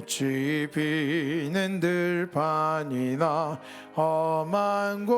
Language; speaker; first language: Korean; native; Korean